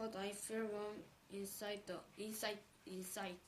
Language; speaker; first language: English; non-native, learner; Korean